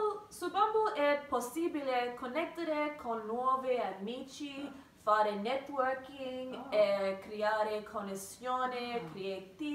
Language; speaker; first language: Italian; early bilingual, heritage; English